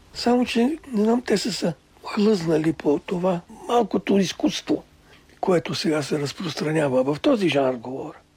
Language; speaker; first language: Bulgarian; early bilingual, other home language; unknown